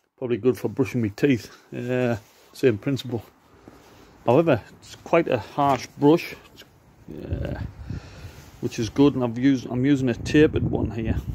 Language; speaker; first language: English; native; English